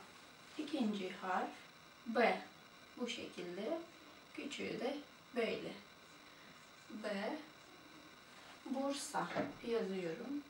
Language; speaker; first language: Turkish; non-native, fluent; Russian